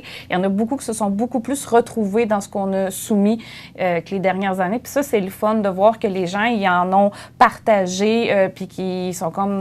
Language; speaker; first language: French; native; French